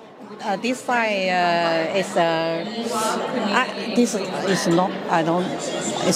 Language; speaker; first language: English; non-native, learner; Chinese